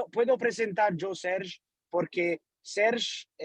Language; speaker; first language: Spanish; non-native, learner; Italian